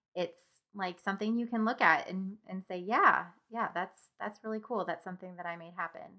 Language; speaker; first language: English; native; English